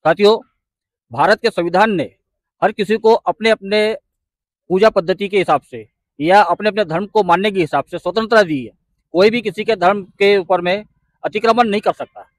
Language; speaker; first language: Hindi; non-native, local second language; Marathi